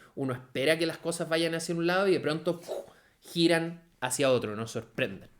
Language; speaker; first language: Spanish; native; Spanish